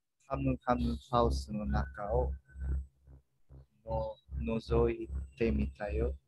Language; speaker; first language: Japanese; non-native, learner; English